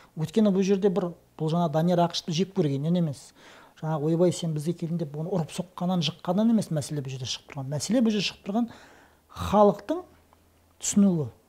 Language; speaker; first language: Kazakh; non-native, local second language; Russian